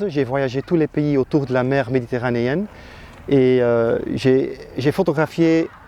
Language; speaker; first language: French; non-native, local second language; Dutch